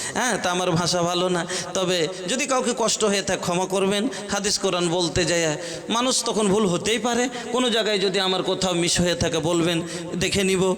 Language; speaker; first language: Bangla; non-native, local second language; Bhojpuri